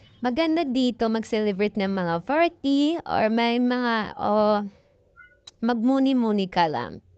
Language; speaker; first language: Filipino; non-native, local second language; Hiligaynon